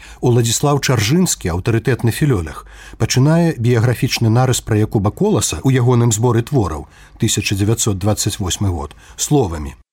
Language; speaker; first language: Belarusian; native; Belarusian